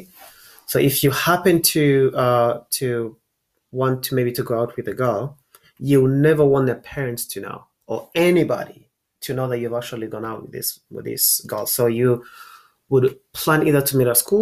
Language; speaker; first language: English; non-native, local second language; Kinyarwanda